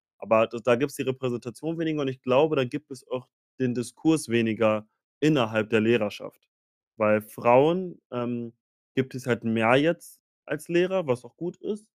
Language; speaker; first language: German; early bilingual, other home language; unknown